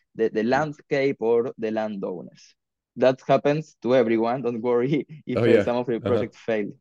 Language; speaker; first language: English; non-native, fluent; Spanish